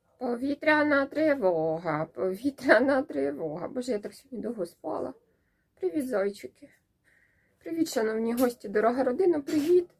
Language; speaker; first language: Ukrainian; native; Ukrainian